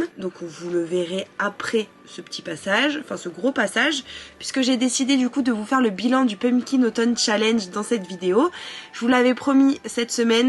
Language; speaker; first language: French; native; French